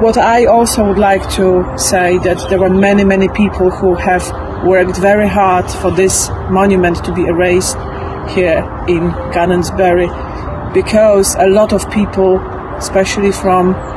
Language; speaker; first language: English; non-native, fluent; Polish